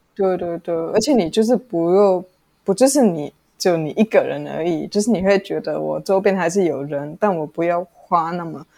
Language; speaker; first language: Chinese; non-native, fluent; German